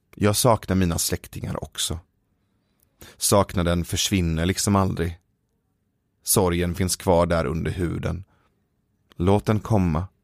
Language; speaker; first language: Swedish; early bilingual, other home language; Persian